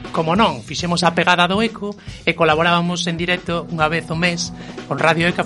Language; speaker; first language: Galician; non-native, local second language; Spanish